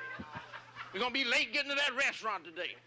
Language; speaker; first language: English; native; English